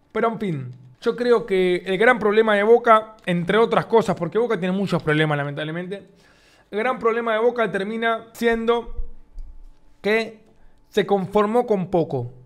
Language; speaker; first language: Spanish; native; Spanish